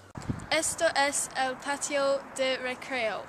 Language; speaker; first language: Spanish; non-native, learner; English